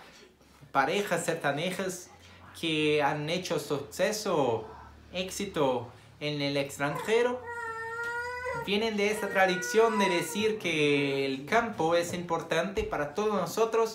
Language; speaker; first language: Spanish; non-native, fluent; Portuguese